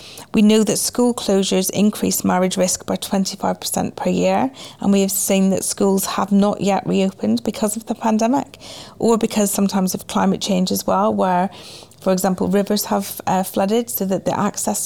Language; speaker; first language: English; native; English